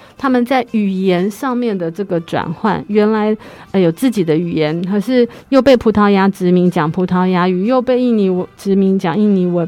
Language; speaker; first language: Chinese; native; Chinese